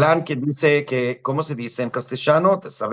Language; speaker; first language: Spanish; non-native, fluent; Hebrew